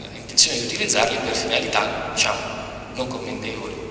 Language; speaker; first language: Italian; native; Italian